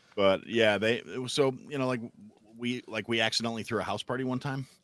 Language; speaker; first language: English; native; English